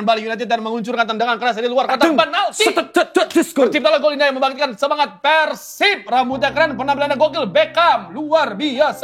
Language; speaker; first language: Indonesian; native; Indonesian